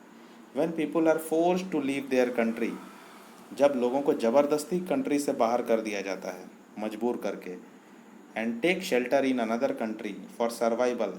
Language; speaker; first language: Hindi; native; Hindi